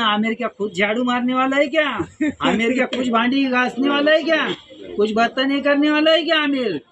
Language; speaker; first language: Hindi; non-native, local second language; Marathi